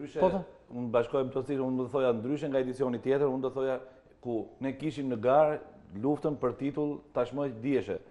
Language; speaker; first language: Albanian; native; Albanian